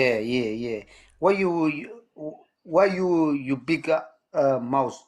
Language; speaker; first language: English; non-native, learner; Tigrinya